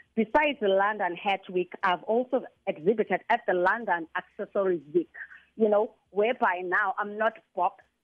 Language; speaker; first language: English; non-native, local second language; Xhosa